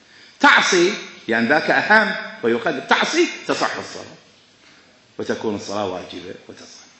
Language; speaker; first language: Arabic; native; Arabic